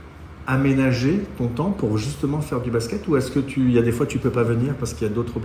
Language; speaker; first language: French; native; French